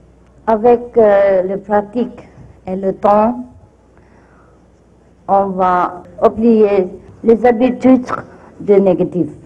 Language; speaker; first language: French; non-native, fluent; Vietnamese